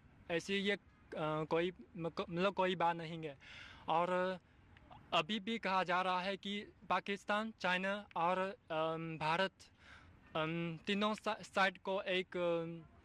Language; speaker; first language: Hindi; non-native, fluent; Chinese